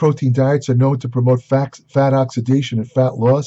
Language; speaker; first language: English; native; English